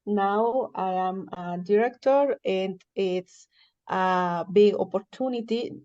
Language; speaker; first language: English; non-native, learner; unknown